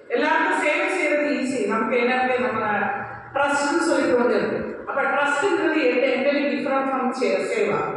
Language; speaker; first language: Tamil; non-native, local second language; Malayalam